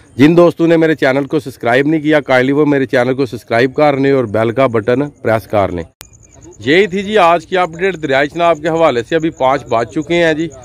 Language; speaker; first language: Urdu; non-native, local second language; Punjabi